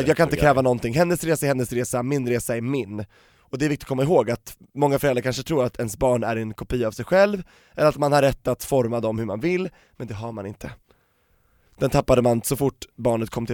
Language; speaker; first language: Swedish; native; Swedish